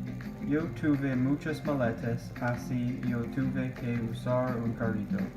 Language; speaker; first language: Spanish; non-native, learner; English